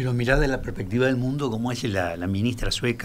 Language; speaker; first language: Spanish; native; Spanish